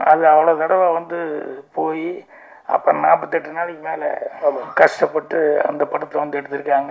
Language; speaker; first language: Tamil; native; Tamil